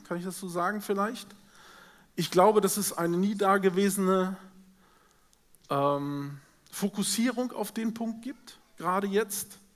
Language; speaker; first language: German; native; German